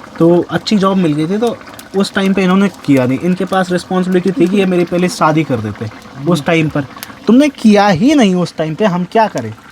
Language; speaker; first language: Hindi; native; Hindi